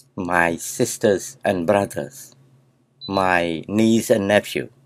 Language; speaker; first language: English; non-native, learner; Khmer